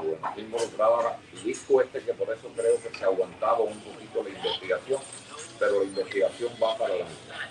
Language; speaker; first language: Spanish; native; Spanish